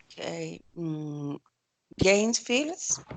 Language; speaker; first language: English; non-native, learner; Spanish